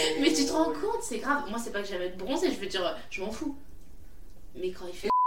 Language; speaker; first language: French; native; French